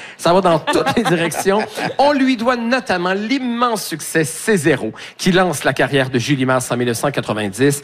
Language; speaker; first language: French; native; French